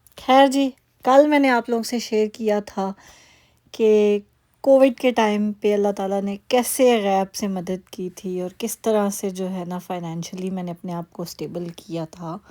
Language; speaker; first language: Urdu; native; Urdu